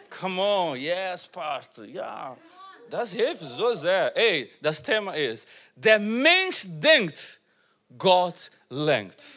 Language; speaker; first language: German; non-native, learner; Portuguese